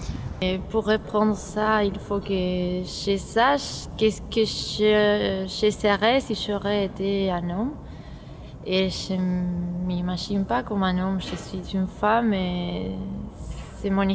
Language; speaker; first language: French; non-native, fluent; Spanish